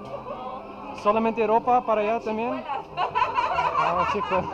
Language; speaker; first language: Spanish; non-native, learner; English